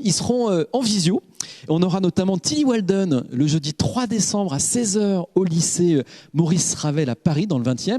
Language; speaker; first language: French; native; French